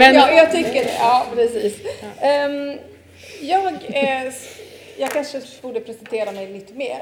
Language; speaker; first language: Swedish; non-native, fluent; Italian